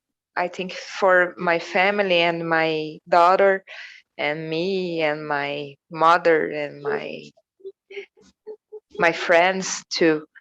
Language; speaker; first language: English; non-native, learner; Portuguese